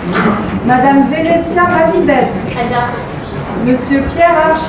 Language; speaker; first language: French; native; French